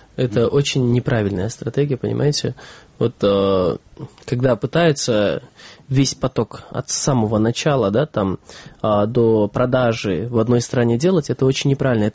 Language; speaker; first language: Russian; non-native, local second language; Kyrgyz